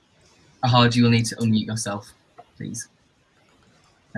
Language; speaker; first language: English; native; English